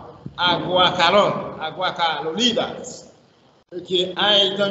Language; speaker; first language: Spanish; non-native, learner; Haitian Creole